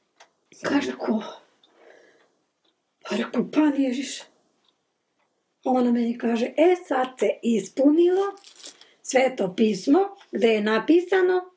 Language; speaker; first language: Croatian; non-native, local second language; Slovak